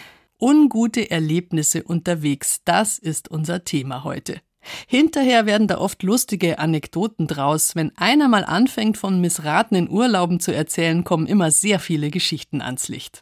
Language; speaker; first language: German; native; German